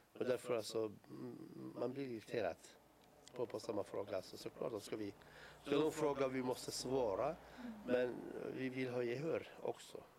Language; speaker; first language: Swedish; non-native, fluent; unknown